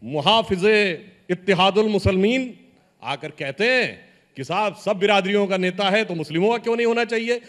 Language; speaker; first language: Hindi; native; Hindi